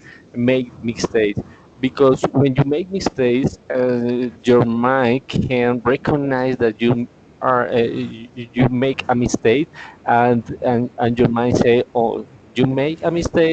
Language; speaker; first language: English; non-native, learner; Spanish